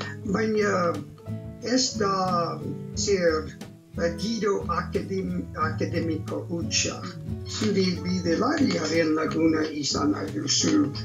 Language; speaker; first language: Basque; non-native, fluent; English